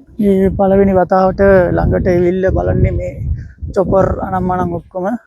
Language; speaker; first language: Sinhala; non-native, local second language; Tamil